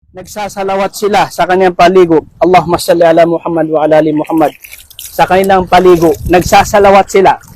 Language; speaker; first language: Filipino; non-native, local second language; Maranao